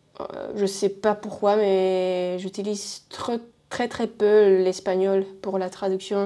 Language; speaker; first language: French; non-native, fluent; Spanish